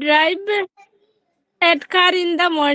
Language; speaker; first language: English; non-native, learner; Bangla